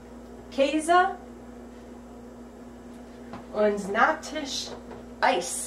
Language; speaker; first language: German; non-native, learner; English